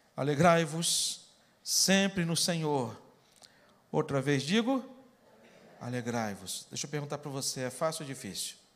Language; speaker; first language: Portuguese; native; Portuguese